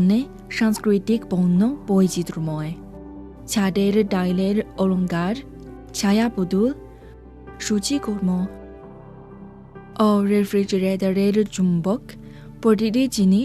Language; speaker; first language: Bangla; non-native, fluent; Chinese